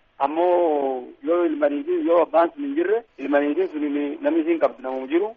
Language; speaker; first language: Oromo; native; Oromo